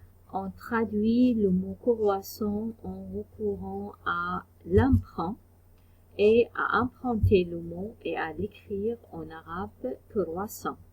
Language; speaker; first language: French; non-native, fluent; Arabic